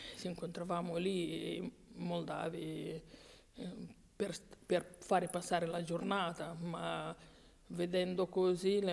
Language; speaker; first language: Italian; non-native, fluent; Romanian